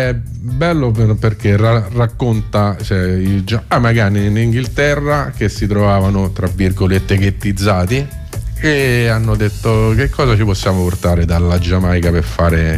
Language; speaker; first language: Italian; native; Italian